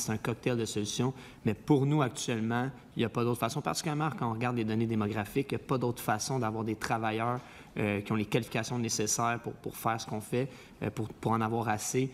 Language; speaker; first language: French; native; French